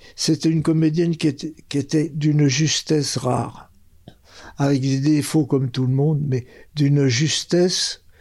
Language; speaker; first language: French; early bilingual, other home language; Spanish